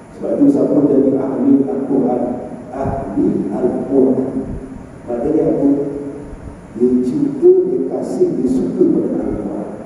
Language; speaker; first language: Malay; native; Malay